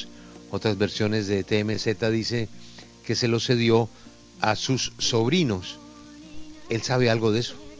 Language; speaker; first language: Spanish; native; Spanish